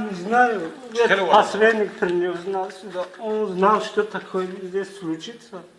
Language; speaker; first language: Russian; non-native, learner; Tajik